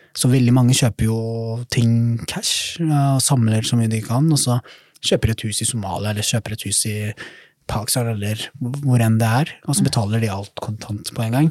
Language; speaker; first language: Norwegian; early bilingual, other home language; Somali